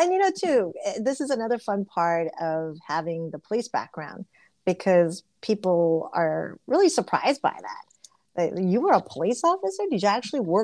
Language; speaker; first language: English; early bilingual, other home language; Korean